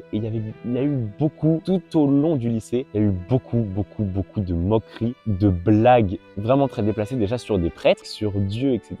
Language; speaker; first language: French; native; French